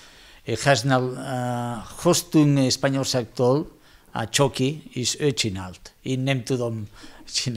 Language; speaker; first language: Hungarian; non-native, learner; Spanish